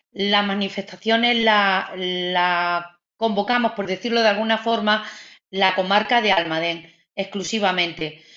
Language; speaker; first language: Spanish; native; Spanish